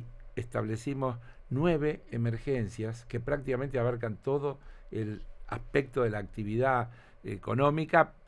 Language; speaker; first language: Spanish; native; Spanish